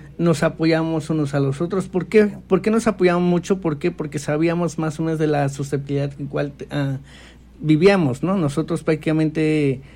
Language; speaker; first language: Spanish; non-native, local second language; Nahuatl languages